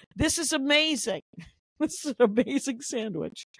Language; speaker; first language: English; native; English